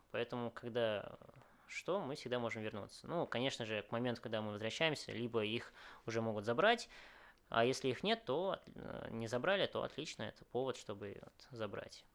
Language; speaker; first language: Russian; early bilingual, other home language; Vietnamese